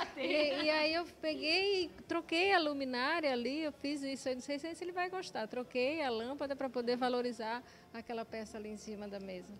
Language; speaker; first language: Portuguese; native; Portuguese